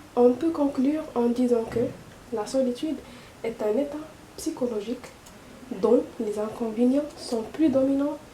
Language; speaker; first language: French; non-native, local second language; Arabic